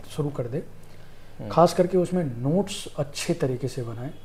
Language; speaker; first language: Hindi; native; Hindi